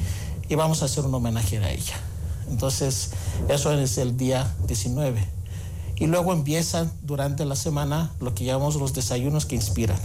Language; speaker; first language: Spanish; non-native, fluent; Greek